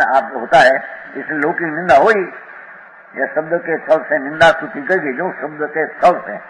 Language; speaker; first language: Hindi; non-native, local second language; Gujarati